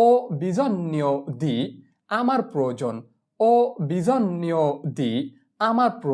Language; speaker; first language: Italian; non-native, fluent; Bangla